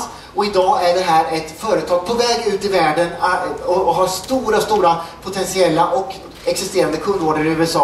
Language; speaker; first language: Swedish; native; Swedish